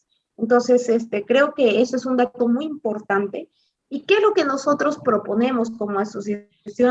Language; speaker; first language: Spanish; native; Spanish